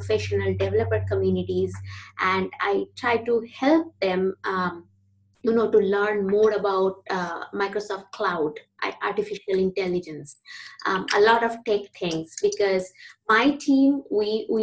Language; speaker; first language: English; non-native, local second language; Bangla